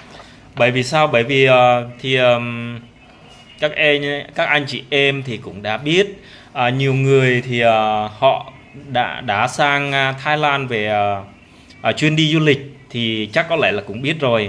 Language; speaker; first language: Vietnamese; non-native, local second language; Jarai